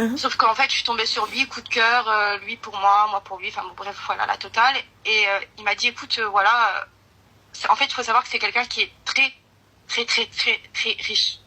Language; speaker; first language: French; early bilingual, other home language; Arabic